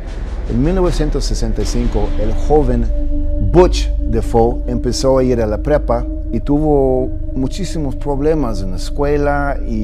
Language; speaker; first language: Spanish; early bilingual, heritage; English